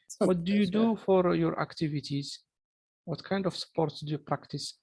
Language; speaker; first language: English; non-native, fluent; Arabic